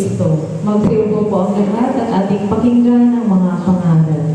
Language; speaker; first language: Filipino; native; Filipino